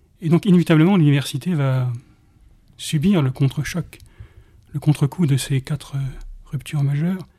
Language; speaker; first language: French; native; French